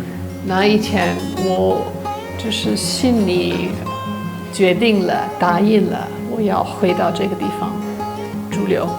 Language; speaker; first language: Chinese; non-native, fluent; English